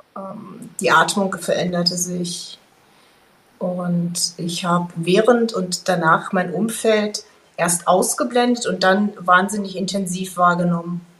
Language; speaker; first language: German; early bilingual, other home language; Russian